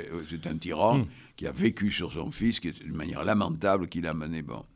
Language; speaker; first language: French; native; French